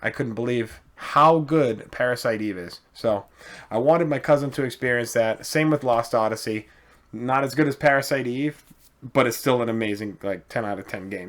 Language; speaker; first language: English; native; English